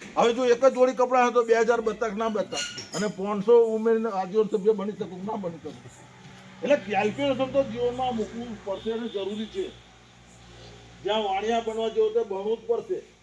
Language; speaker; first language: Gujarati; native; Gujarati